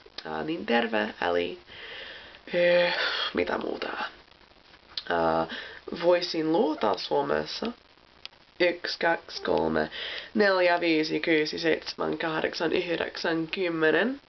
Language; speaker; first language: Finnish; non-native, learner; English